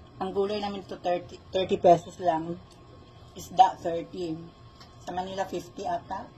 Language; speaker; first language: Filipino; non-native, local second language; Cebuano